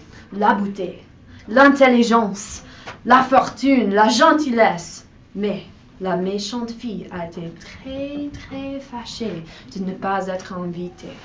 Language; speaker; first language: French; non-native, learner; English